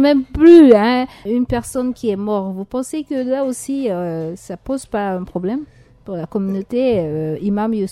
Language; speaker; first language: French; non-native, local second language; Sango